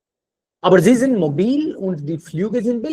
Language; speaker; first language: German; non-native, fluent; Hindi